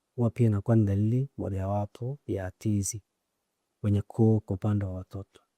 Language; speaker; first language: Swahili; native; Swahili